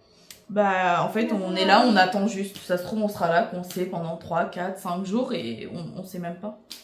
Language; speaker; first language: French; native; French